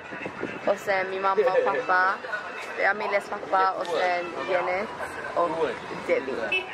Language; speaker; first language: Swedish; early bilingual, other home language; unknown